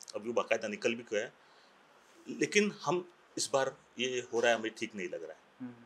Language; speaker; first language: Hindi; non-native, local second language; Marathi